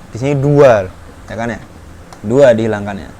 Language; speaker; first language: Indonesian; native; Indonesian